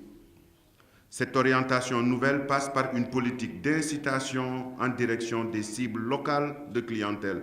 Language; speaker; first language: French; non-native, local second language; Wolof